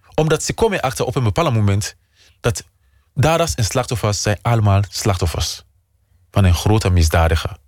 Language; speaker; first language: Dutch; non-native, fluent; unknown